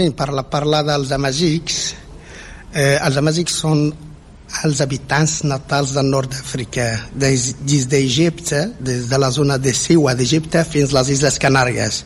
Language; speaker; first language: Catalan; non-native, fluent; Berber languages